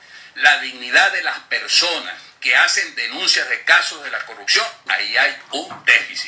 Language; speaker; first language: Spanish; native; Spanish